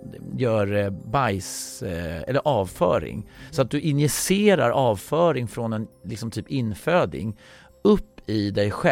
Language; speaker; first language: Swedish; native; Swedish